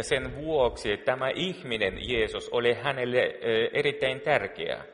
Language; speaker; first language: Finnish; non-native, fluent; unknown